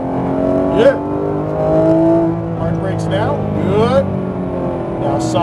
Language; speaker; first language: English; native; English